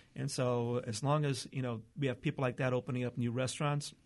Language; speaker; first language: English; early bilingual, other home language; Portuguese